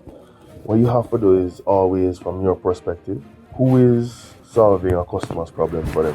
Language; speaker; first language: English; native; English